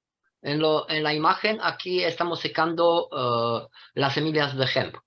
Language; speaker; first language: Spanish; non-native, fluent; Romanian